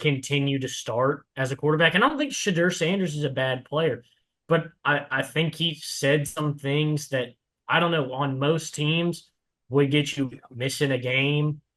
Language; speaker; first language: English; native; English